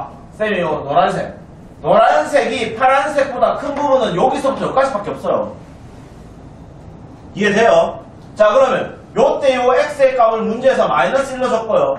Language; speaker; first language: Korean; native; Korean